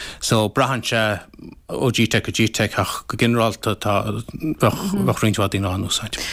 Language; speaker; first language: Irish; native; Irish